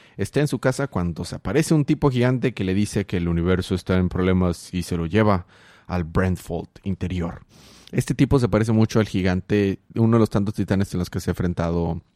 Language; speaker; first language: Spanish; native; Spanish